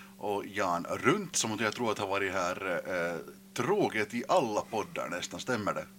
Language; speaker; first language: Swedish; native; Swedish